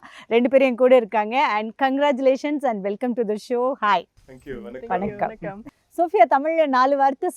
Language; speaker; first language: Tamil; native; Tamil